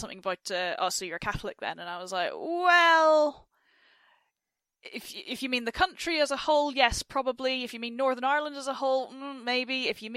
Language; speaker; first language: English; native; English